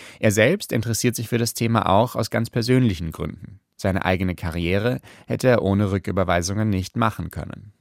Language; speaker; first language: German; native; German